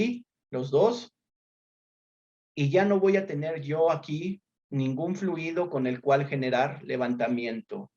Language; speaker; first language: Spanish; native; Spanish